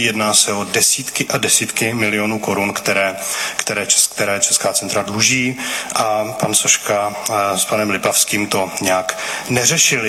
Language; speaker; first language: Czech; native; Czech